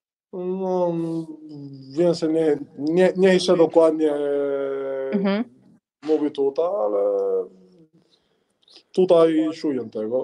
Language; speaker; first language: Polish; non-native, learner; Spanish